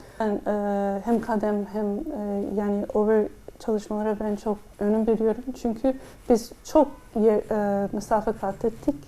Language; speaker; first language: Turkish; non-native, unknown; English